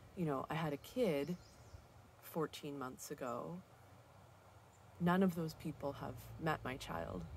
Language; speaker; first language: English; native; English